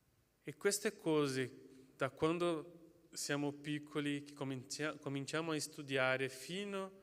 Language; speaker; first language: Italian; non-native, fluent; Portuguese